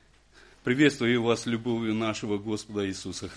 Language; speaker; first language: Russian; non-native, local second language; Ukrainian